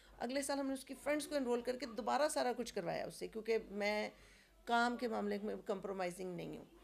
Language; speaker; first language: Urdu; native; Urdu